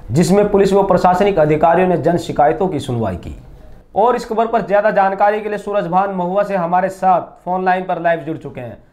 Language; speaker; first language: Hindi; native; Hindi